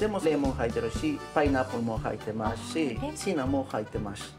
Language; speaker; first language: Japanese; non-native, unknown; Spanish